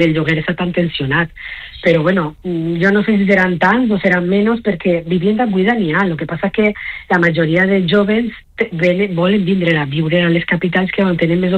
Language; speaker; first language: Catalan; native; Catalan